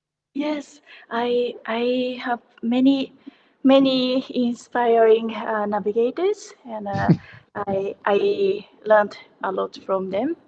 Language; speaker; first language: English; non-native, learner; Japanese